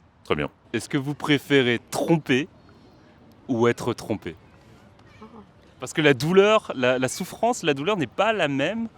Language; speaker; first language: French; native; French